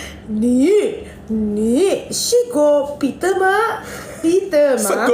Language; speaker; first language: Chinese; non-native, learner; Indonesian